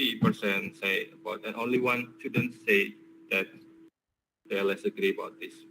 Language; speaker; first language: English; non-native, learner; Indonesian